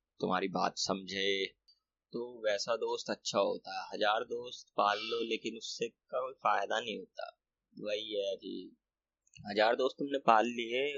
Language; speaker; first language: Hindi; native; Hindi